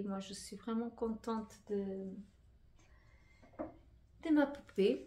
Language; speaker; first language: French; non-native, fluent; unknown